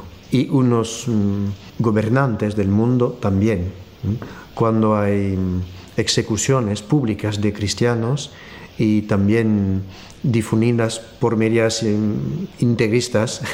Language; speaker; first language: Spanish; non-native, fluent; French